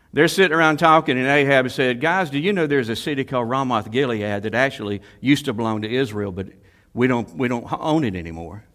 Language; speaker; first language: English; native; English